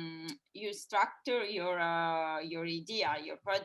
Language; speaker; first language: English; non-native, fluent; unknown